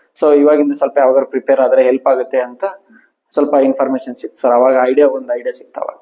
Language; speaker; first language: Kannada; native; Kannada